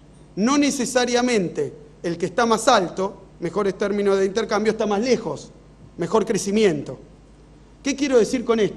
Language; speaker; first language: Spanish; native; Spanish